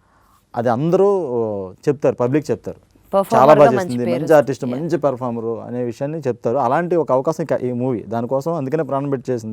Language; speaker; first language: Telugu; native; Telugu